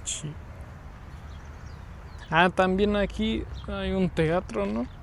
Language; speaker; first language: Spanish; non-native, fluent; English